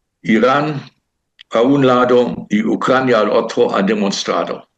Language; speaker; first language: Spanish; non-native, fluent; German